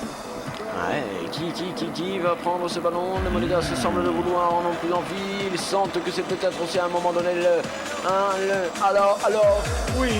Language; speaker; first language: French; native; French